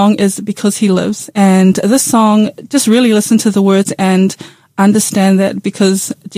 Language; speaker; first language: English; native; English